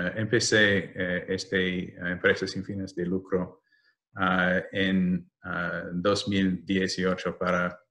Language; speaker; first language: Spanish; non-native, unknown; English